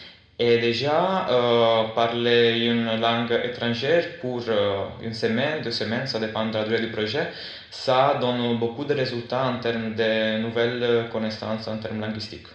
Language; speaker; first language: French; non-native, fluent; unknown